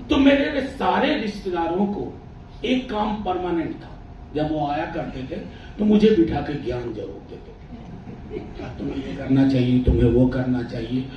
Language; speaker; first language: Hindi; non-native, local second language; Maithili